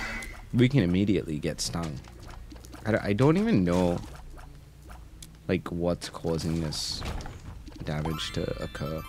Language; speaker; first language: English; native; English